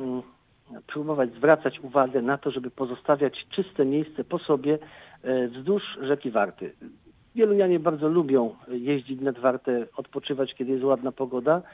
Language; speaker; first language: Polish; native; Polish